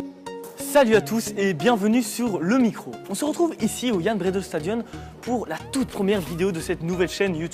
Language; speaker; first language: French; native; French